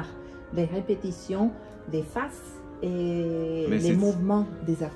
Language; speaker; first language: French; non-native, learner; Serbian